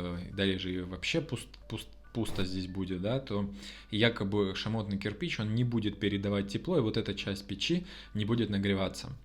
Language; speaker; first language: Russian; native; Russian